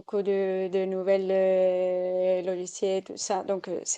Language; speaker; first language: French; non-native, fluent; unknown